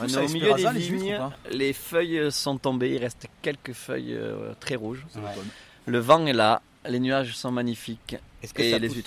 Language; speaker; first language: French; native; French